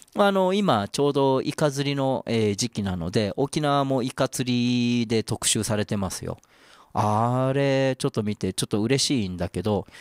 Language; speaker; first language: Japanese; native; Japanese